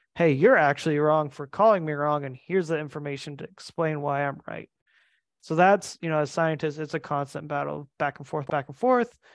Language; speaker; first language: English; native; English